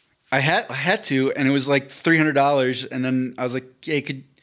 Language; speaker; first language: English; native; English